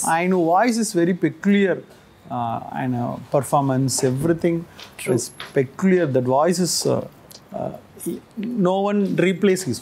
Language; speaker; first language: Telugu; non-native, learner; Tamil